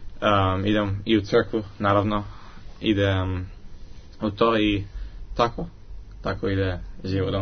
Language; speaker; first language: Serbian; early bilingual, heritage; English